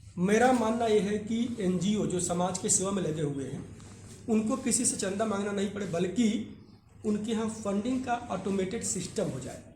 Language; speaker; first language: Hindi; native; Hindi